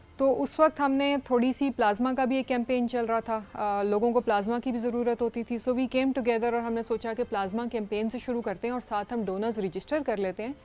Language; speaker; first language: Urdu; native; Urdu